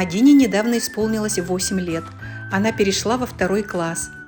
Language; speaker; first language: Russian; native; Russian